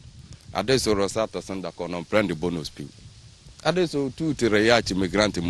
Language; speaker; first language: Italian; non-native, learner; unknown